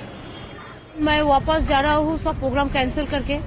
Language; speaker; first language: Hindi; non-native, local second language; Bangla